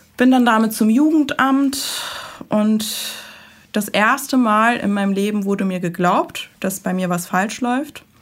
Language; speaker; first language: German; early bilingual, other home language; Persian